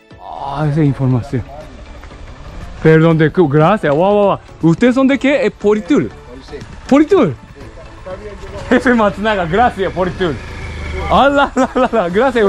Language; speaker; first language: Spanish; non-native, learner; Japanese